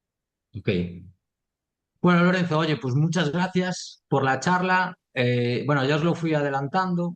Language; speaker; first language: Spanish; native; Spanish